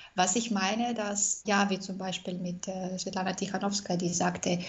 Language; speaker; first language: German; non-native, fluent; Russian